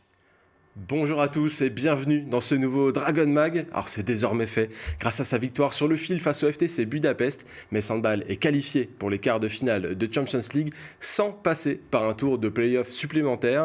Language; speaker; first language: French; native; French